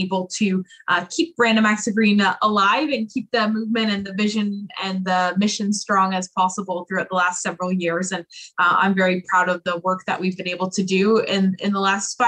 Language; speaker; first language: English; native; English